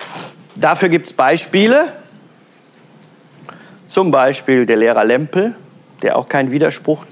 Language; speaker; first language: German; native; German